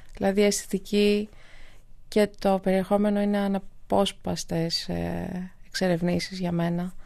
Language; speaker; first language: Greek; native; Greek